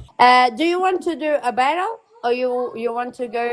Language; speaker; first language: English; non-native, learner; Portuguese